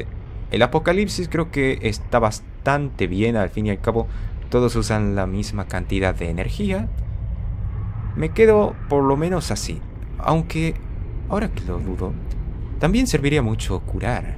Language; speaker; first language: Spanish; native; Spanish